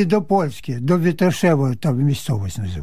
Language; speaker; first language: Polish; early bilingual, heritage; Polish